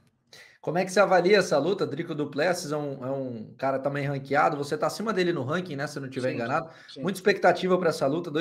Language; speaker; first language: Portuguese; native; Portuguese